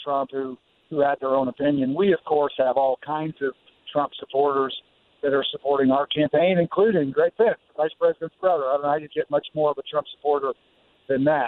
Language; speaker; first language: English; native; English